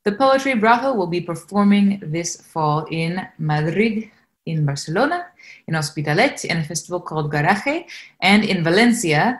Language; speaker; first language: English; native; English